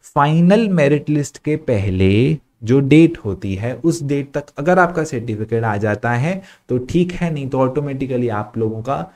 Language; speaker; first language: Hindi; non-native, local second language; Sindhi